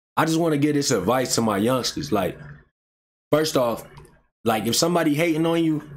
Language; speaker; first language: English; native; English